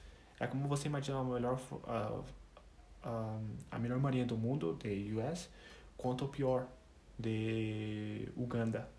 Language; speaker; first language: Portuguese; non-native, fluent; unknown